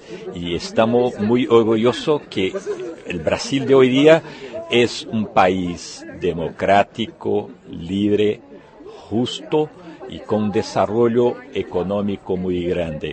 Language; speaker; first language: Spanish; non-native, fluent; Portuguese